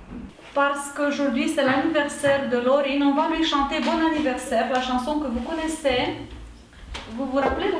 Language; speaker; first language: French; non-native, fluent; Romanian